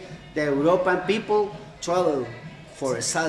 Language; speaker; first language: English; non-native, learner; Spanish